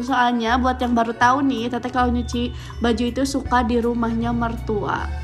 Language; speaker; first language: Indonesian; non-native, local second language; Sundanese